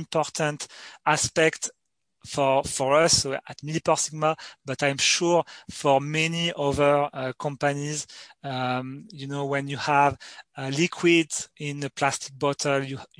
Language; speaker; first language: English; non-native, fluent; French